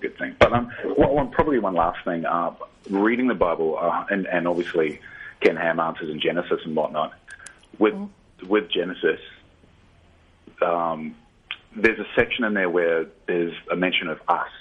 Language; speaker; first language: English; native; English